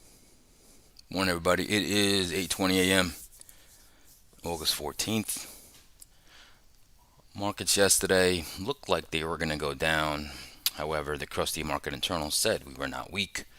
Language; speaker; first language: English; native; English